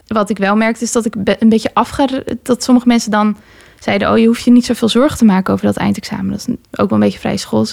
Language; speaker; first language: Dutch; native; Dutch